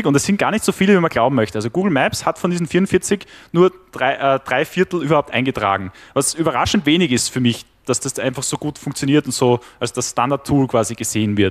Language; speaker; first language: German; native; German